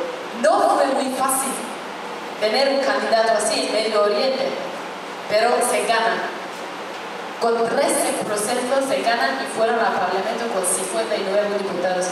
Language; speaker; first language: Spanish; non-native, fluent; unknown